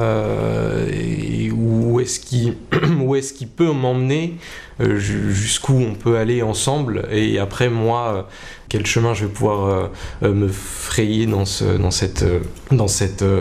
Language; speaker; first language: French; native; French